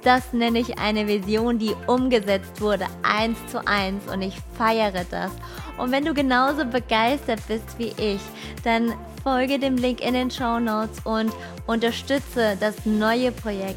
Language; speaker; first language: German; native; German